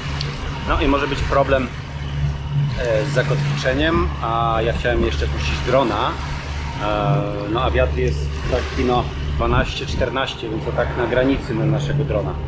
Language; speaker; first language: Polish; native; Polish